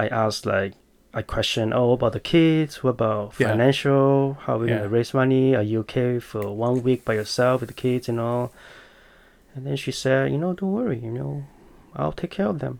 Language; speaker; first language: English; non-native, local second language; Chinese